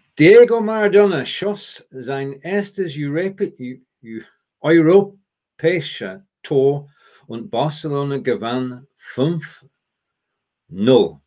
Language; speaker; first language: German; non-native, learner; English